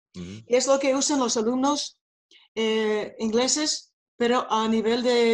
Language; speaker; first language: Spanish; non-native, fluent; English